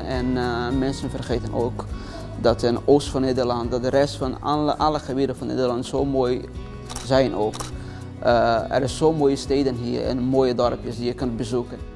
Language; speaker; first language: Dutch; non-native, learner; Portuguese